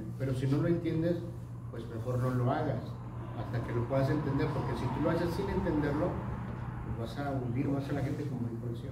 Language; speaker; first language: Spanish; native; Spanish